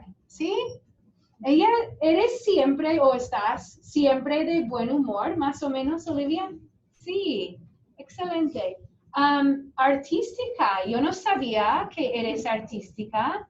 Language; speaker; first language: Spanish; non-native, fluent; English